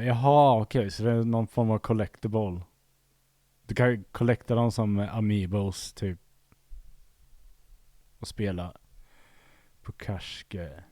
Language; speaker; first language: Swedish; native; Swedish